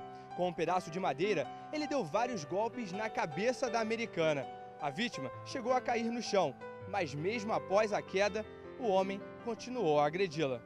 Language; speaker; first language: Portuguese; native; Portuguese